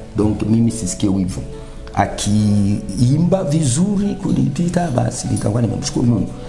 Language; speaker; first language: Swahili; non-native, local second language; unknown